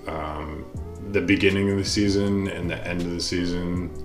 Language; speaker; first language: English; native; English